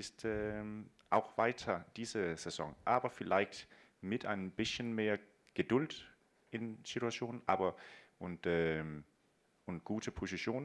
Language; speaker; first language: German; non-native, fluent; Danish